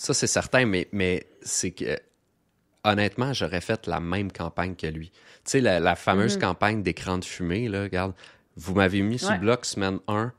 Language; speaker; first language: French; native; French